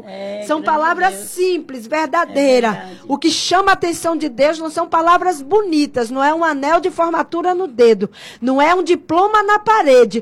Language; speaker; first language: Portuguese; native; Portuguese